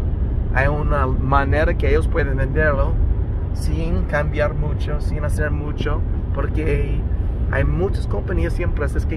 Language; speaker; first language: Spanish; early bilingual, heritage; English